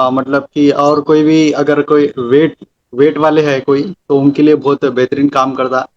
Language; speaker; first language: Hindi; non-native, local second language; Telugu